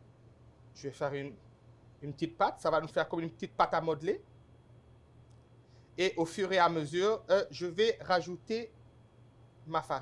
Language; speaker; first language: French; non-native, local second language; Wolof